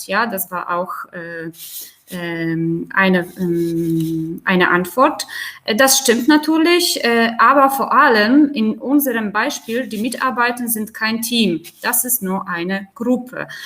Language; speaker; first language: German; non-native, fluent; Polish